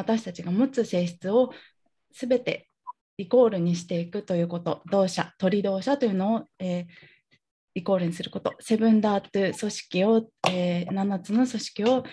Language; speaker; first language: Japanese; native; Japanese